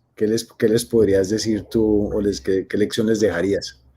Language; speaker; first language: Spanish; native; Spanish